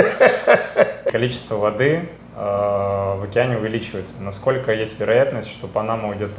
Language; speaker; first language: Russian; native; Russian